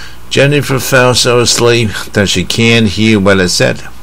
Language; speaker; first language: English; non-native, fluent; Chinese